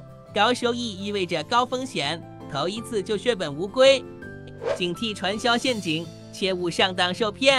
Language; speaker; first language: Chinese; native; Chinese